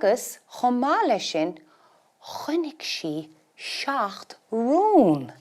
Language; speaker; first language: Irish; native; Irish